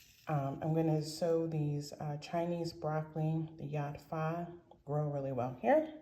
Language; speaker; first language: English; native; English